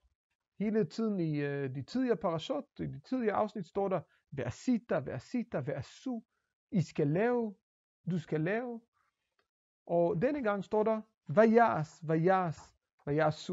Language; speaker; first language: Danish; non-native, fluent; Hebrew